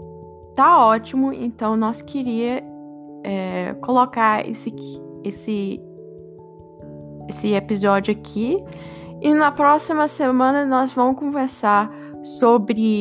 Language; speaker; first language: Portuguese; early bilingual, heritage; Portuguese